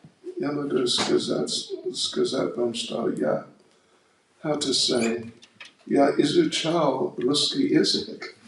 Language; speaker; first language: Russian; non-native, learner; English